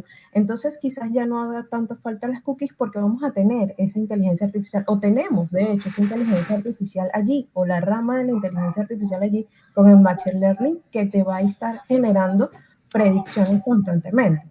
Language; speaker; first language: Spanish; native; Spanish